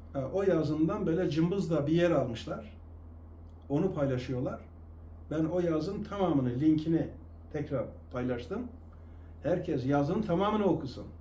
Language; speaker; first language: Turkish; non-native, local second language; Kurdish